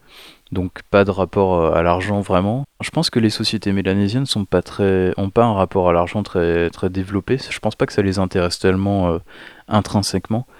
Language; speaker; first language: French; native; French